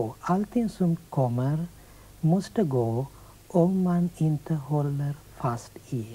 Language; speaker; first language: Swedish; non-native, fluent; Sinhala